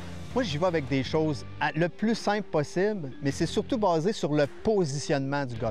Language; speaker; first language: French; native; French